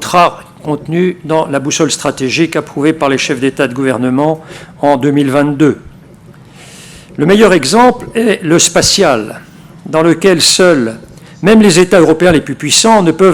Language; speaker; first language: French; native; French